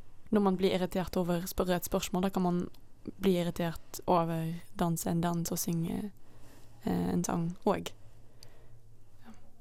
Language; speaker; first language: Norwegian; non-native, fluent; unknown